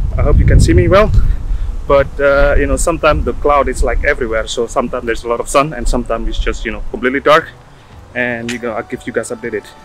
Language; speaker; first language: English; non-native, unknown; Indonesian